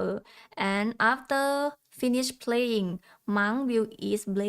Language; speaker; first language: English; non-native, learner; Thai